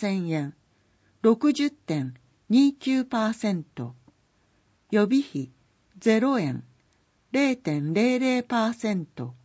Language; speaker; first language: Japanese; native; Japanese